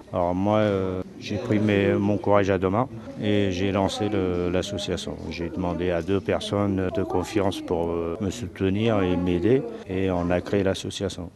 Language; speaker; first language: French; early bilingual, other home language; Portuguese